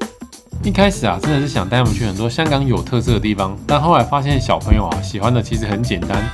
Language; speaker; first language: Chinese; native; Chinese